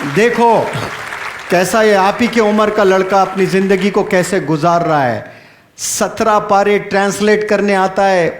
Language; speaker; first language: Urdu; native; Urdu